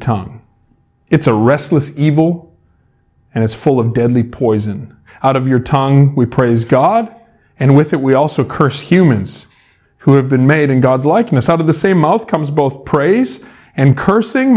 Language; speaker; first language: English; native; English